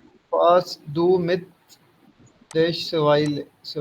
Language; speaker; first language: German; non-native, learner; Urdu